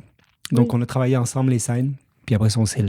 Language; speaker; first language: French; native; French